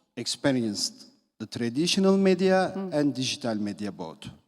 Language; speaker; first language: English; non-native, fluent; Turkish